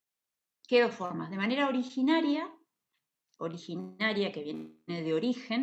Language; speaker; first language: Spanish; native; Spanish